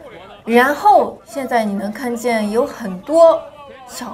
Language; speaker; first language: Chinese; native; Chinese